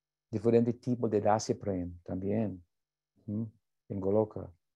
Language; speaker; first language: Spanish; non-native, learner; English